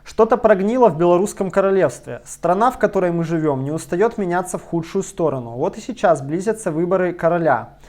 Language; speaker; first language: Russian; native; Russian